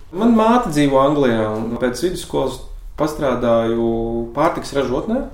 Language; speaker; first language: Latvian; native; Latvian